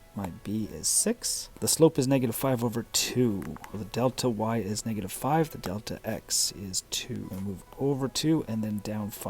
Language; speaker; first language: English; native; English